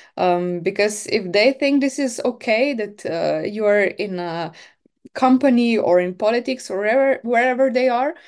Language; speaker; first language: English; non-native, fluent; Slovenian